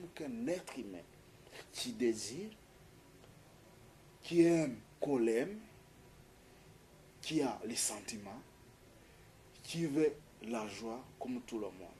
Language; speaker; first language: French; non-native, fluent; Kinyarwanda